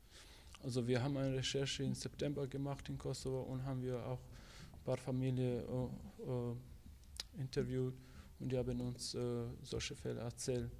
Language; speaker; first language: German; non-native, fluent; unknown